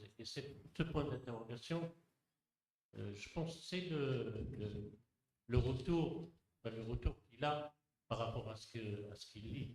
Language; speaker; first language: French; non-native, local second language; Arabic